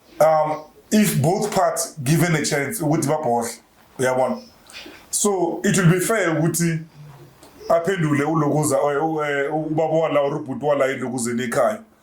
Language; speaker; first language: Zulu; native; Zulu